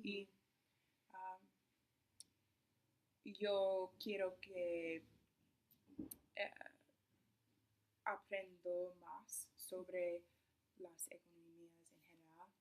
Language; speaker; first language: Spanish; non-native, learner; English